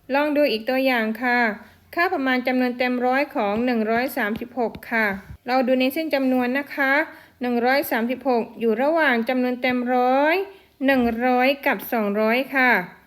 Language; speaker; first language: Thai; non-native, local second language; Malay